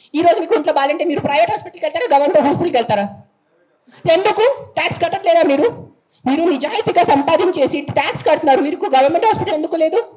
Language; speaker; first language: Telugu; non-native, fluent; Marathi